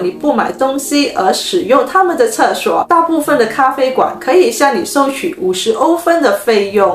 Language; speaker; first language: Chinese; native; Chinese